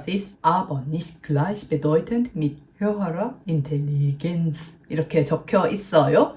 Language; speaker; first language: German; non-native, fluent; Korean